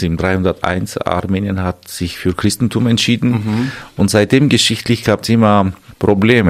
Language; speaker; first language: German; non-native, fluent; Armenian